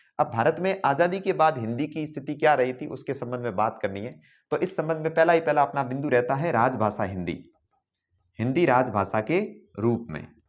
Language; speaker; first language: Hindi; native; Hindi